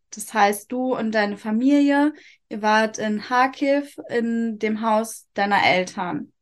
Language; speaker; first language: German; native; German